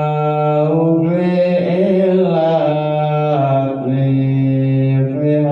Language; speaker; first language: Arabic; non-native, fluent; Javanese